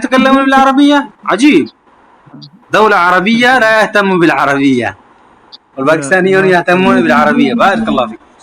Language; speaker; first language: Arabic; non-native, fluent; Urdu